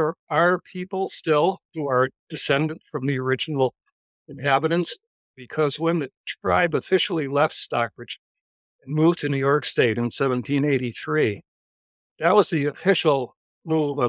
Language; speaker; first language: English; native; English